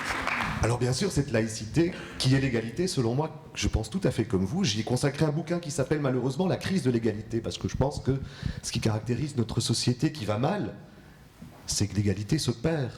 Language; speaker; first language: French; native; French